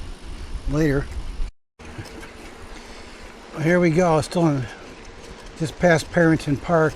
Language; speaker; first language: English; native; English